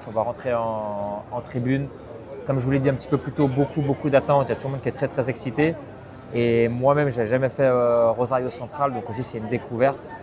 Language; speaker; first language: French; native; French